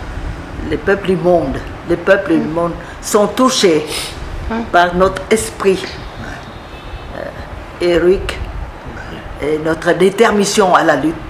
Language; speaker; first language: French; non-native, local second language; Vietnamese